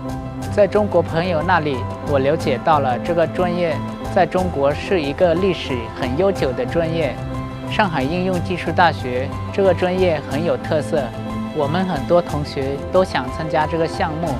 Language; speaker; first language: Chinese; non-native, learner; Lao